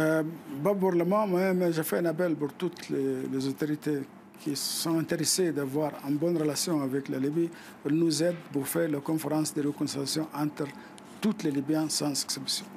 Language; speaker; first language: French; non-native, fluent; Arabic